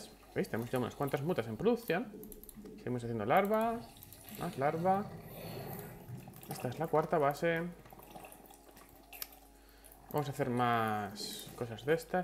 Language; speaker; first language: Spanish; native; Spanish